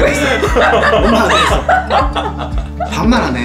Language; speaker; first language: Korean; native; Korean